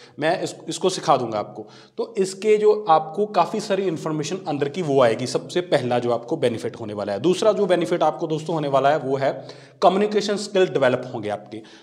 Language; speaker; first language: Hindi; non-native, local second language; Punjabi